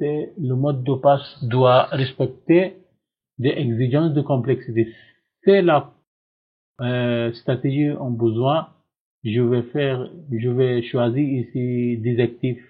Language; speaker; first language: French; non-native, learner; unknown